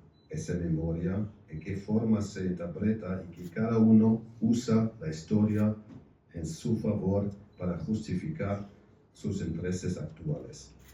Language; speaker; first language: Spanish; non-native, fluent; German